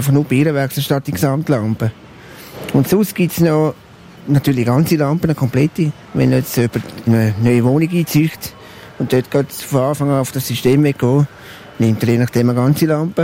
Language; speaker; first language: German; native; German